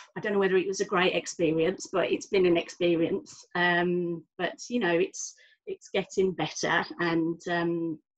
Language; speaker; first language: English; native; English